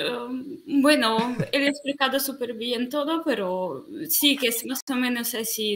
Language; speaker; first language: Spanish; non-native, fluent; Russian